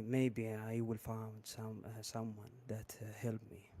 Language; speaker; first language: English; non-native, learner; Arabic